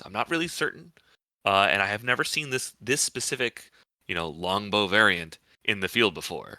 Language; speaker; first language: English; native; English